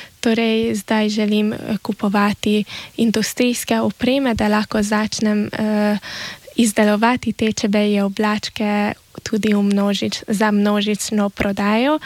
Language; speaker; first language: Slovenian; early bilingual, heritage; Slovenian